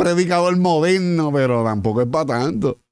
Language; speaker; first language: Spanish; native; Spanish